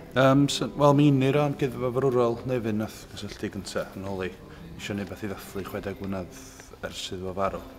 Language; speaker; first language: Welsh; native; Welsh